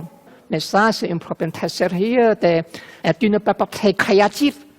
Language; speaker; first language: French; non-native, fluent; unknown